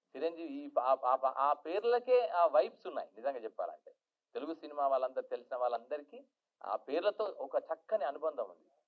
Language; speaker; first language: Telugu; native; Telugu